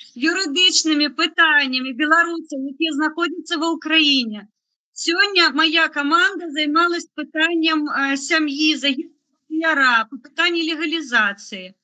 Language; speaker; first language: Belarusian; non-native, local second language; Russian